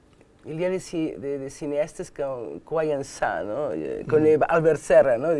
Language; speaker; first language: French; non-native, learner; Catalan